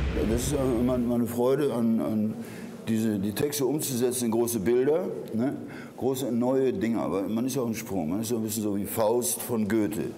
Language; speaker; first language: German; native; German